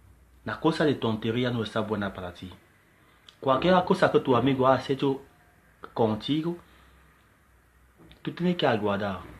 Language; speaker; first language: Spanish; non-native, learner; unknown